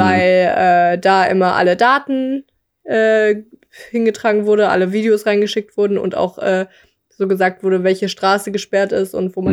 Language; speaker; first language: German; native; German